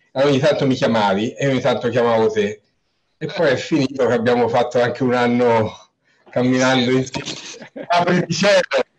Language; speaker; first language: Italian; native; Italian